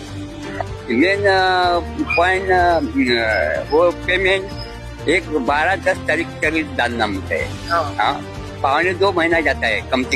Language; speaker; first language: Hindi; non-native, local second language; Konkani